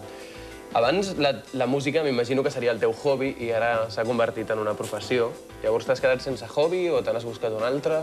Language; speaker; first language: Catalan; native; Catalan